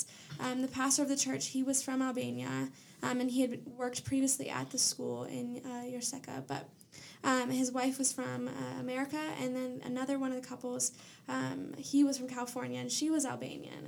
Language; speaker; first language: English; native; English